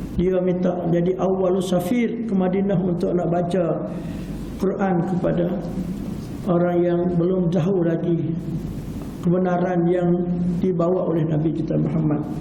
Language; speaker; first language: Malay; early bilingual, heritage; Malay